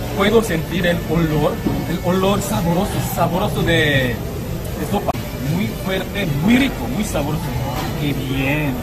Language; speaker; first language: Spanish; non-native, learner; Korean